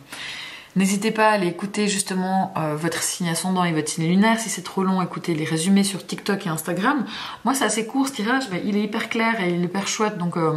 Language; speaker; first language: French; native; French